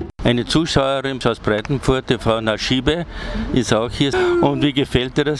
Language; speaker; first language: German; native; German